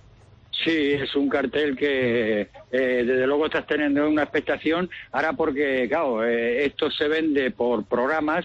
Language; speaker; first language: Spanish; native; Spanish